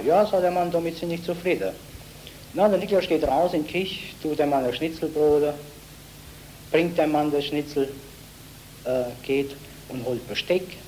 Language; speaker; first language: German; native; German